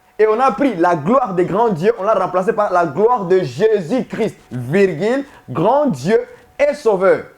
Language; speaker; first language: French; non-native, local second language; Swahili